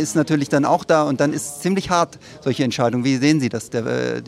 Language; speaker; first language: German; native; German